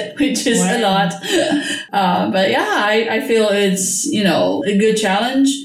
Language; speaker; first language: English; non-native, fluent; Chinese